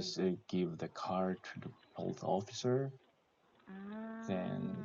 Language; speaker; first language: English; non-native, learner; Korean